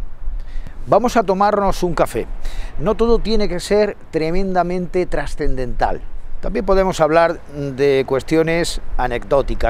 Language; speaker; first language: Spanish; native; Spanish